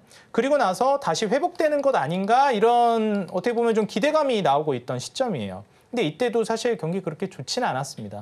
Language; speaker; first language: Korean; native; Korean